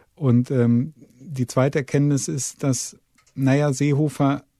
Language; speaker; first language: German; native; German